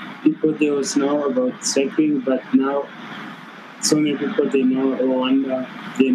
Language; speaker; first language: English; non-native, local second language; Kinyarwanda